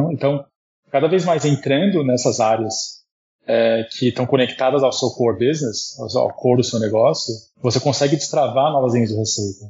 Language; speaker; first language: Portuguese; early bilingual, heritage; Portuguese